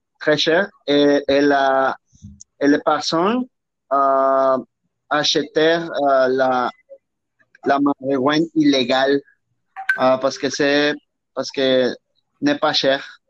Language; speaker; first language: French; non-native, learner; Spanish